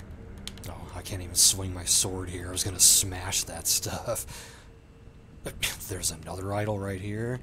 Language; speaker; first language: English; native; English